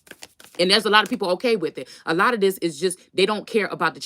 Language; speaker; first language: English; native; English